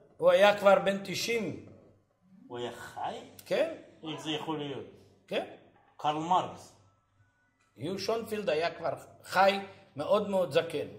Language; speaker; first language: Hebrew; early bilingual, other home language; Ladino